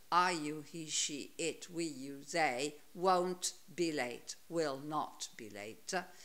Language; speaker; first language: English; non-native, fluent; Italian